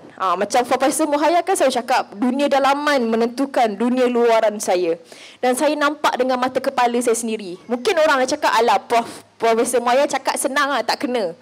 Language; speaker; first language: Malay; native; Malay